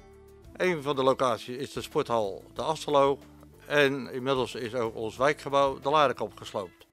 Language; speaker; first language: Dutch; native; Dutch